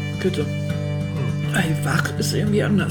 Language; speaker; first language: German; native; German